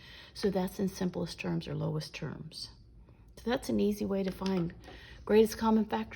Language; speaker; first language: English; native; English